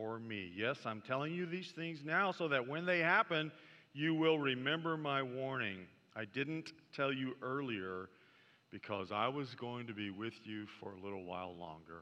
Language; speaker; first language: English; native; English